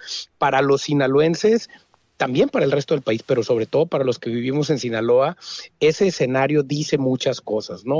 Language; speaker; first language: Spanish; native; Spanish